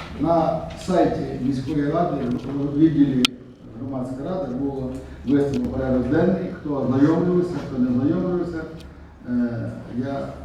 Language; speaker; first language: Ukrainian; native; Ukrainian